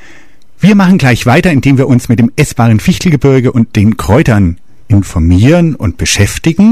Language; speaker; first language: German; native; German